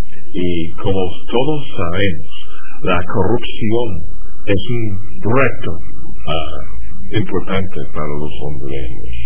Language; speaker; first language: Spanish; non-native, fluent; English